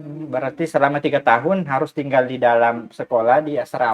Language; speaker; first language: Indonesian; native; Indonesian